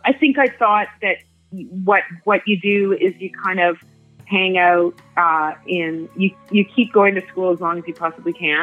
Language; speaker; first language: English; native; English